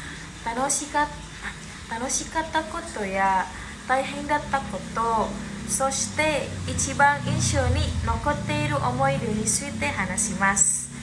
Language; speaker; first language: Japanese; non-native, learner; Indonesian